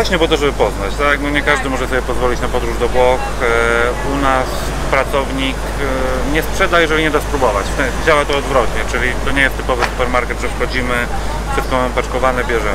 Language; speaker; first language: Polish; native; Polish